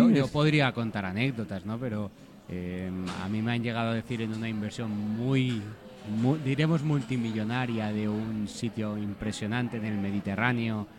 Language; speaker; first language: Spanish; native; Spanish